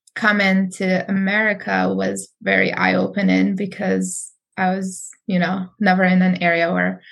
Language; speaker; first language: English; non-native, fluent; Arabic